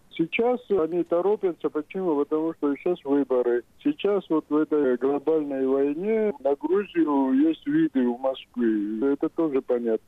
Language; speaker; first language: Russian; non-native, local second language; Georgian